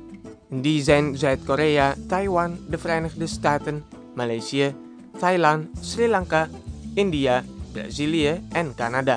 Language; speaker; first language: Dutch; non-native, fluent; Indonesian